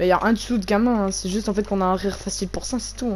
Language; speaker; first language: French; native; French